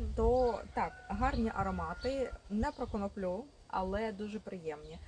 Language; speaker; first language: Ukrainian; native; Ukrainian